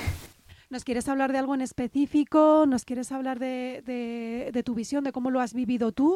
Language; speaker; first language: Spanish; native; Spanish